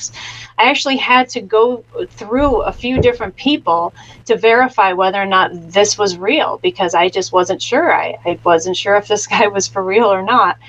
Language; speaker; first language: English; native; English